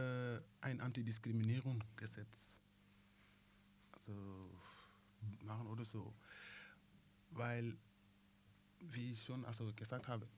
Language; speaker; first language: German; non-native, learner; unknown